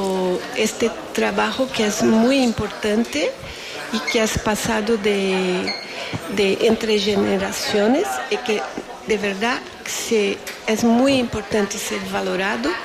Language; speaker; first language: Spanish; non-native, fluent; Portuguese